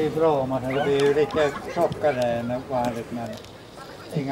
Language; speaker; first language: Swedish; native; Swedish